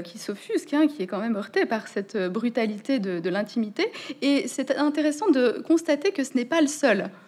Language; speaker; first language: French; native; French